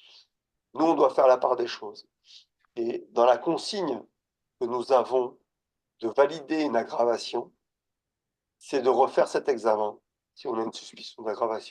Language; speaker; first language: French; native; French